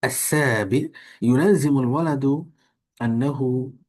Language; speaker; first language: Arabic; non-native, fluent; Bangla